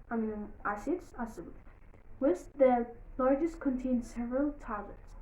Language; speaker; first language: English; non-native, local second language; Amharic